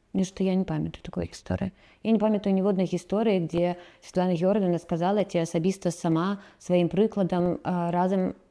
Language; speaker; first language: Belarusian; non-native, local second language; Russian